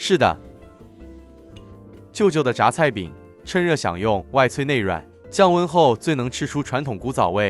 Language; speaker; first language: Chinese; native; Chinese